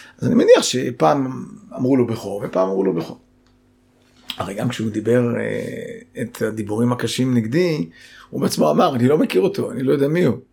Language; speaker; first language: Hebrew; native; Hebrew